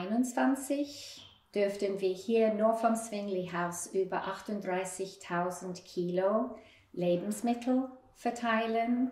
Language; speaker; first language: German; non-native, fluent; English